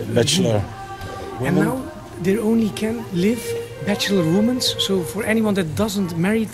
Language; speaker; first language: English; non-native, fluent; Dutch